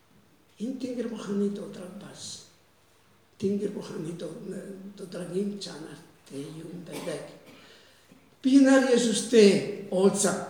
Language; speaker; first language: Mongolian; non-native, fluent; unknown